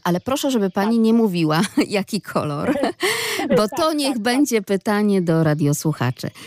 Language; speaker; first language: Polish; native; Polish